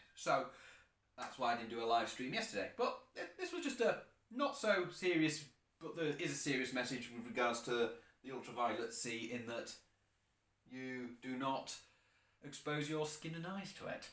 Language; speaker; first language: English; native; English